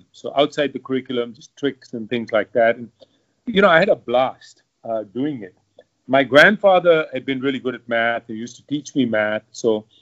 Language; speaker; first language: English; non-native, local second language; Hindi